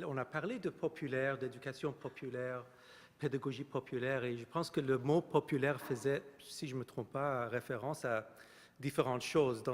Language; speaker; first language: French; non-native, fluent; Arabic